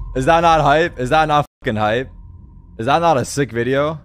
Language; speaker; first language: English; early bilingual, heritage; Turkish